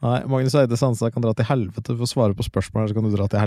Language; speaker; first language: Norwegian; native; Norwegian